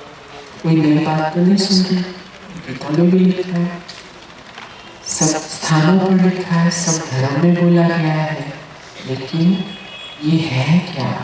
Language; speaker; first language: Hindi; native; Hindi